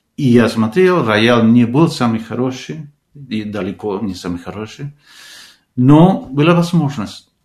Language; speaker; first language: Russian; non-native, fluent; Spanish